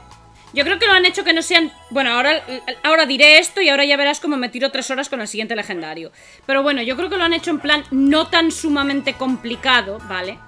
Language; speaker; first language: Spanish; native; Spanish